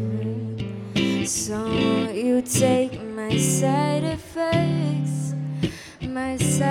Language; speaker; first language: English; non-native, local second language; Cantonese